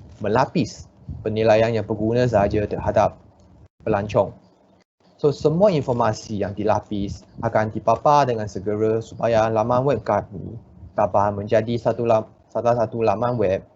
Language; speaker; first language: Malay; non-native, local second language; Chinese